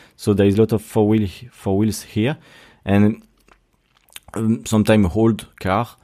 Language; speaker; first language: English; non-native, fluent; French